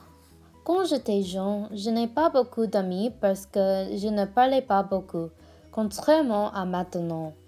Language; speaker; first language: French; non-native, learner; English